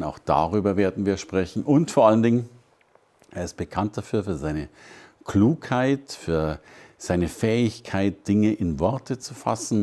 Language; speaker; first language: German; native; German